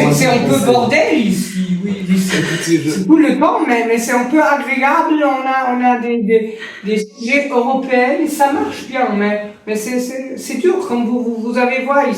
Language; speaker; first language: French; non-native, learner; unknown